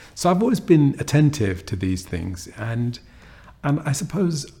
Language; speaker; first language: English; native; English